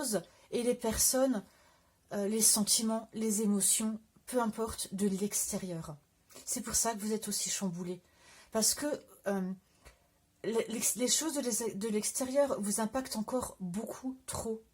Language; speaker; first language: French; native; French